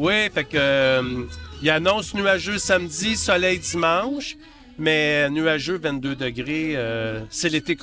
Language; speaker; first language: French; native; French